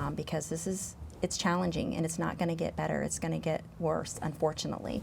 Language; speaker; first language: English; native; English